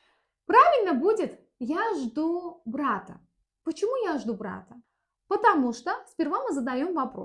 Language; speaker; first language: Russian; non-native, fluent; Azerbaijani